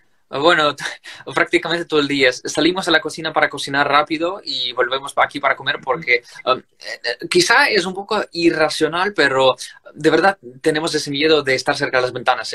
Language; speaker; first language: Spanish; non-native, fluent; Russian